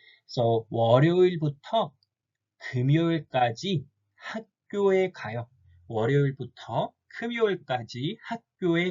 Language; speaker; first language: Korean; non-native, fluent; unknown